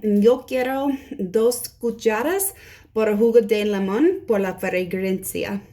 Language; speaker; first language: Spanish; non-native, learner; English